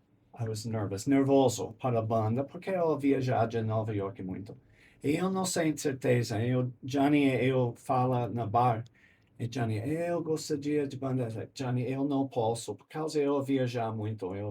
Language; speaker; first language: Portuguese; non-native, learner; English